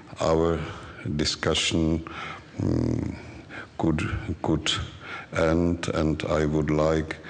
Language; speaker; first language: English; non-native, learner; Czech